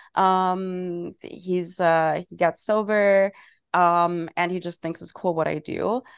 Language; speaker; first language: English; non-native, fluent; German